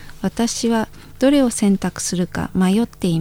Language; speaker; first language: Japanese; non-native, fluent; Indonesian